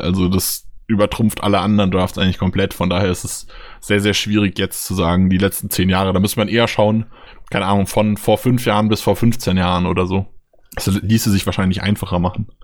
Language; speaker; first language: German; native; German